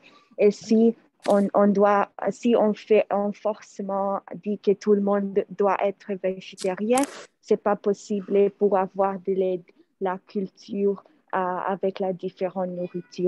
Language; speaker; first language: French; non-native, learner; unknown